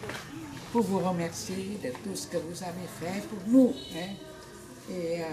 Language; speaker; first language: French; non-native, fluent; Vietnamese